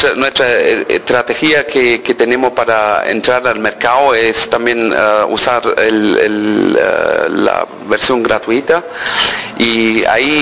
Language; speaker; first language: Spanish; early bilingual, heritage; Spanish